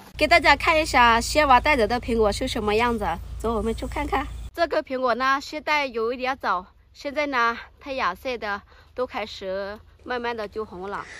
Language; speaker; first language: Chinese; non-native, fluent; Lao